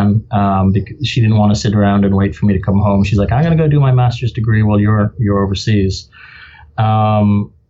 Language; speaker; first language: English; native; English